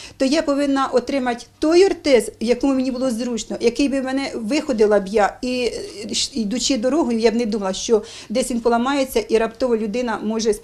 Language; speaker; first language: Ukrainian; native; Ukrainian